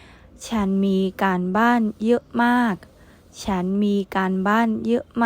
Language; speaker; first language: Thai; non-native, fluent; Burmese